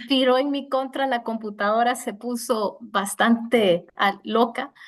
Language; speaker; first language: Spanish; native; Spanish